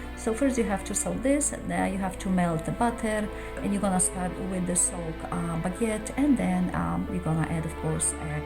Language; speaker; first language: English; non-native, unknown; Polish